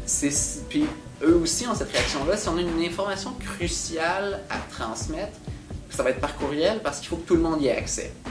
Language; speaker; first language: French; native; French